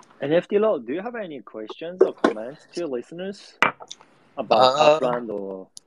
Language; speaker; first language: English; non-native, learner; Japanese